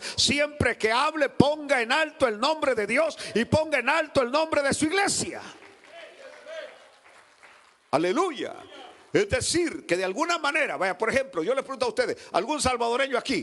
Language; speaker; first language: Spanish; native; Spanish